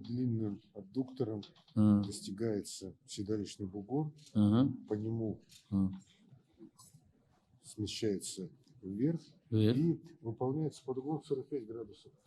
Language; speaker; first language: Russian; native; Russian